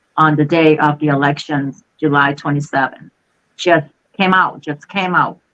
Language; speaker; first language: English; non-native, fluent; Khmer